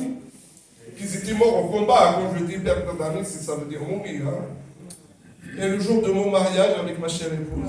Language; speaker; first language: French; non-native, local second language; Kabyle